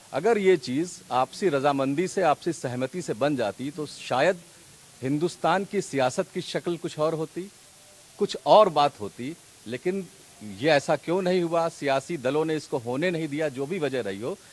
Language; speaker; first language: Hindi; native; Hindi